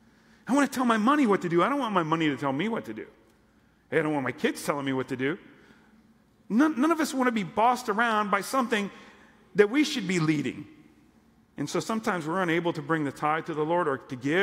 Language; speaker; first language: English; native; English